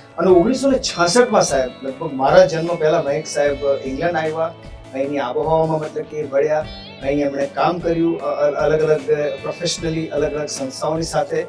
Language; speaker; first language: Gujarati; early bilingual, heritage; Gujarati